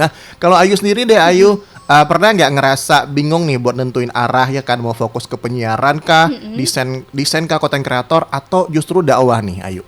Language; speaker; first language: Indonesian; native; Indonesian